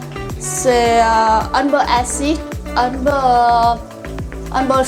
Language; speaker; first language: French; non-native, learner; Vietnamese